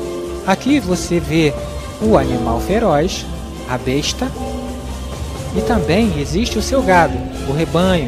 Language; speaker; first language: Portuguese; native; Portuguese